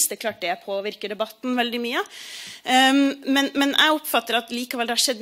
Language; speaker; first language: Norwegian; native; Norwegian